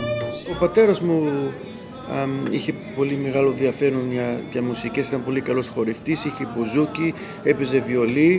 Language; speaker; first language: Greek; early bilingual, heritage; Greek